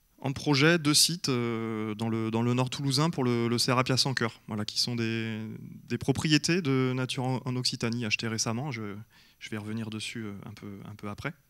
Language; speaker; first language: French; native; French